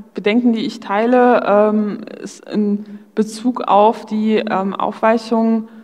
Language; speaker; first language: German; early bilingual, other home language; Polish